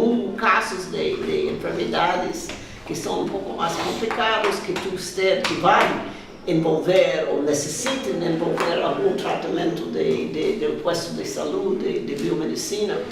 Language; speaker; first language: Spanish; non-native, fluent; English